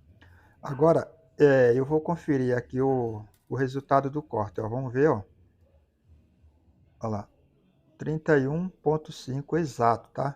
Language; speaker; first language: Portuguese; native; Portuguese